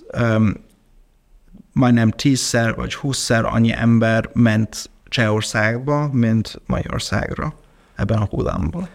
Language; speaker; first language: Hungarian; non-native, fluent; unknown